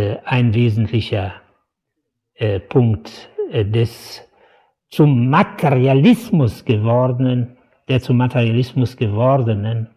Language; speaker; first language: German; native; German